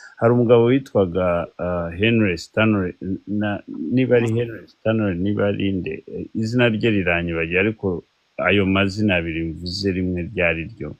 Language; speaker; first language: Kinyarwanda; early bilingual, heritage; Kinyarwanda